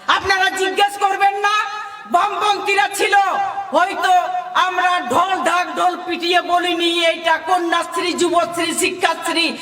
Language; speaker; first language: Bangla; non-native, local second language; Santali